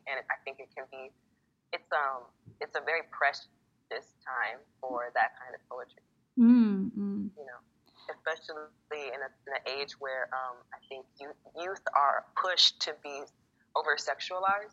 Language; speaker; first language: English; native; English